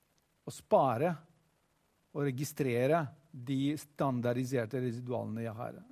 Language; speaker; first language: Norwegian; non-native, fluent; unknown